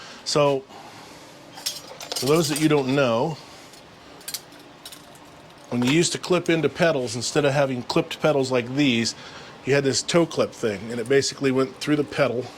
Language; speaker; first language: English; native; English